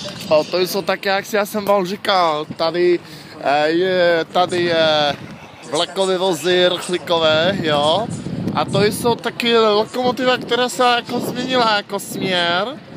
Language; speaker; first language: Czech; non-native, learner; Polish